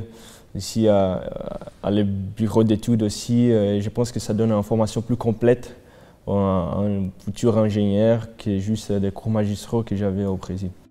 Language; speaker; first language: French; non-native, fluent; Portuguese